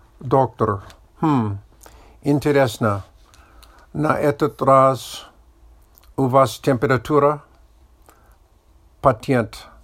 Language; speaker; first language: Russian; non-native, learner; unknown